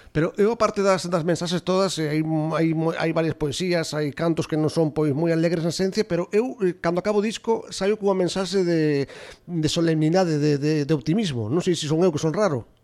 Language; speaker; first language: Galician; native; Galician